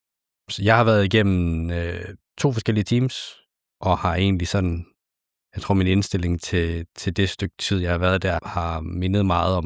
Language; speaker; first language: Danish; native; Danish